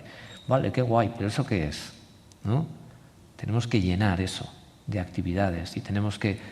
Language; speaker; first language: Spanish; native; Spanish